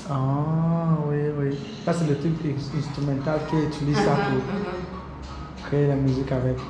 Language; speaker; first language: French; non-native, learner; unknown